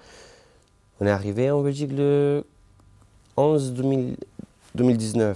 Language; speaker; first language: French; non-native, learner; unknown